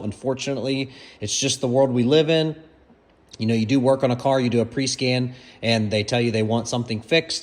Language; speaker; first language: English; native; English